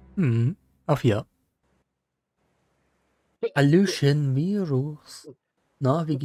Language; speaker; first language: German; native; German